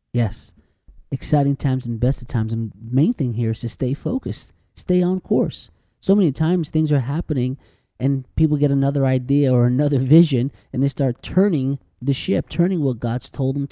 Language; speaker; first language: English; native; English